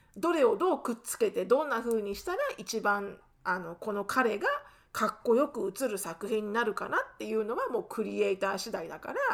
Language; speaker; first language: Japanese; native; Japanese